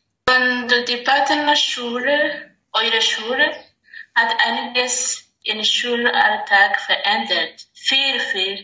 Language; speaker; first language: German; non-native, learner; Rundi